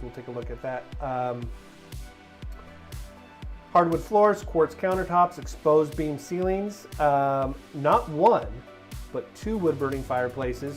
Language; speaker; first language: English; native; English